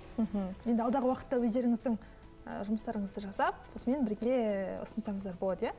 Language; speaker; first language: Kazakh; native; Kazakh